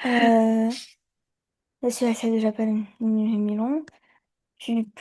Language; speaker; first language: French; early bilingual, other home language; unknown